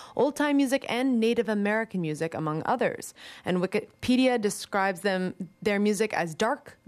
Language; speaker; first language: English; native; English